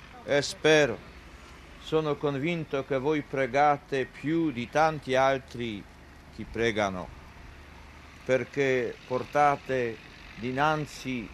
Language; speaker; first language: Italian; non-native, fluent; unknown